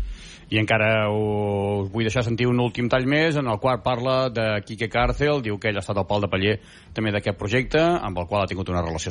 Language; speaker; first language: Catalan; native; Catalan